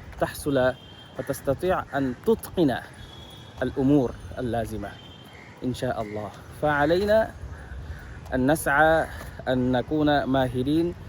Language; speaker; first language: Arabic; non-native, fluent; Bangla